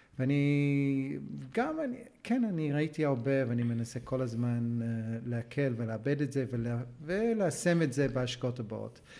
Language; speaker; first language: Hebrew; non-native, fluent; English